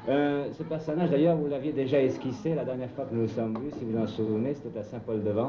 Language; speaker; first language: French; native; French